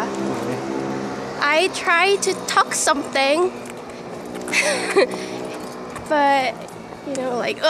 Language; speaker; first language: English; non-native, learner; Korean